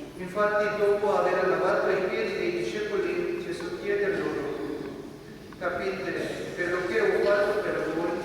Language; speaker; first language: Italian; non-native, fluent; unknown